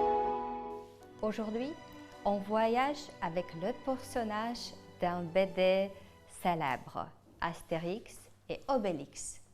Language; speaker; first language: French; non-native, fluent; Ukrainian